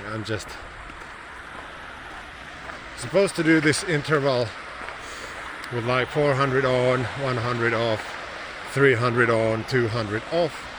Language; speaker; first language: English; non-native, fluent; Finnish